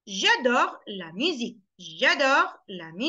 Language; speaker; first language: French; non-native, fluent; Arabic